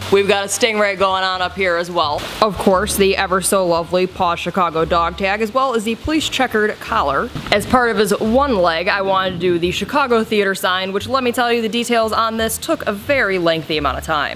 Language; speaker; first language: English; native; English